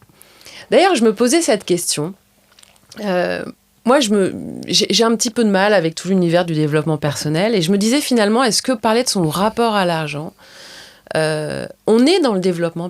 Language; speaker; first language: French; native; French